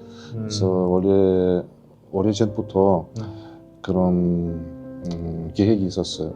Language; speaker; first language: Korean; non-native, fluent; Russian